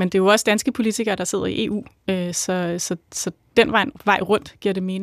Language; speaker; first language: Danish; native; Danish